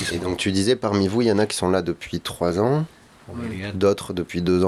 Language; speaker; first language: French; native; French